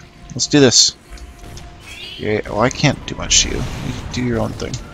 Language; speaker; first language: English; native; English